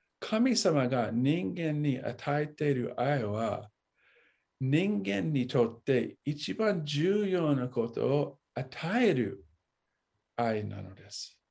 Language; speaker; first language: Japanese; non-native, fluent; English